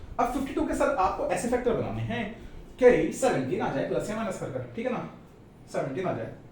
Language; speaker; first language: Hindi; native; Hindi